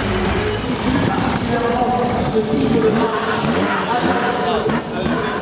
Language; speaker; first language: French; native; French